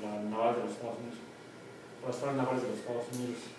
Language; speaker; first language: Spanish; native; Spanish